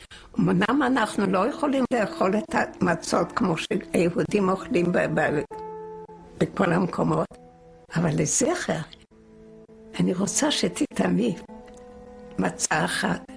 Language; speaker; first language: Hebrew; non-native, fluent; Yiddish